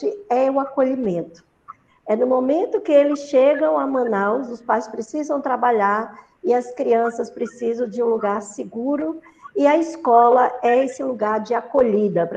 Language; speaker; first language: Portuguese; native; Portuguese